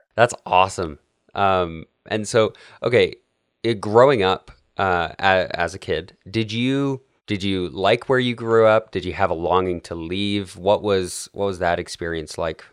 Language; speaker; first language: English; native; English